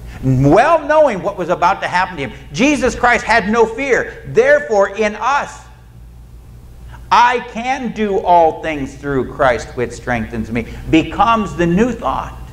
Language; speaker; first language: English; native; English